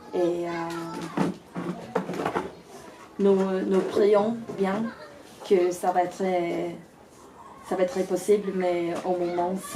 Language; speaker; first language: French; non-native, learner; Swedish